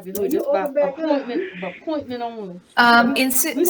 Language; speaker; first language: English; native; English